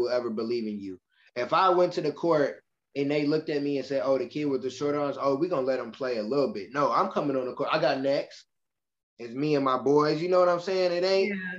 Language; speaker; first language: English; native; English